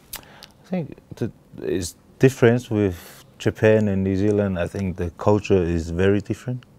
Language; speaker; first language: English; non-native, local second language; Tongan